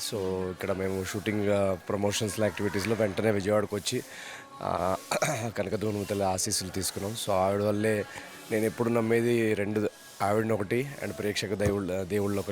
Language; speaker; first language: Telugu; native; Telugu